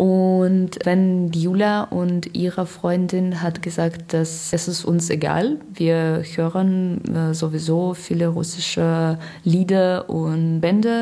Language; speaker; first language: German; non-native, learner; Russian